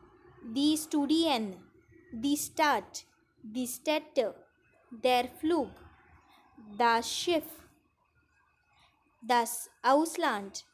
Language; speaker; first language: German; non-native, fluent; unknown